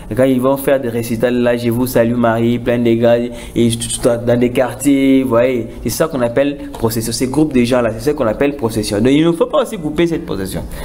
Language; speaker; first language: French; non-native, local second language; Lingala